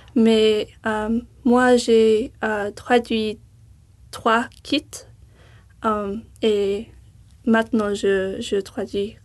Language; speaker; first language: French; non-native, fluent; English